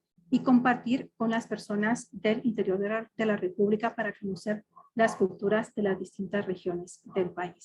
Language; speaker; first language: Spanish; native; Spanish